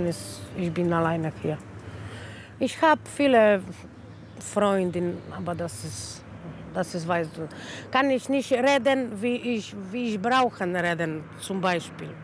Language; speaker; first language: German; non-native, learner; Polish